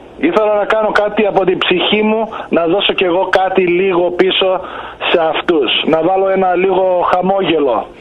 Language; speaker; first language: Greek; early bilingual, heritage; Greek